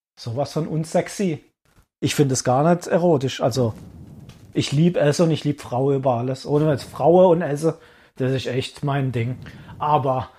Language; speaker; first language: German; early bilingual, other home language; Italian